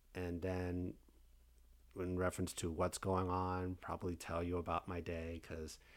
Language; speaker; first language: English; native; English